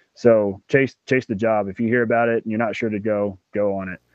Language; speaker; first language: English; native; English